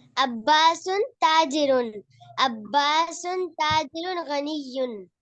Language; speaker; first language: Arabic; non-native, learner; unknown